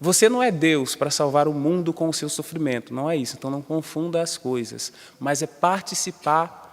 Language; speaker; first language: Portuguese; native; Portuguese